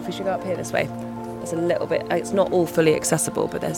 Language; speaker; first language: English; native; English